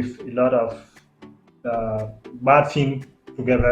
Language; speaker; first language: English; non-native, fluent; French